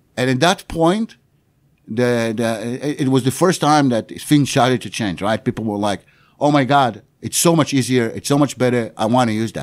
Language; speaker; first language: English; non-native, fluent; Hebrew